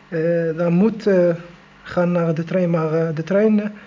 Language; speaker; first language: Dutch; non-native, learner; Arabic